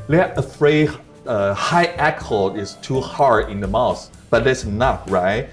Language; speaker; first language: English; non-native, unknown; Chinese